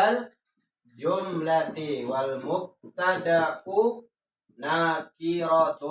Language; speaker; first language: Arabic; non-native, fluent; Indonesian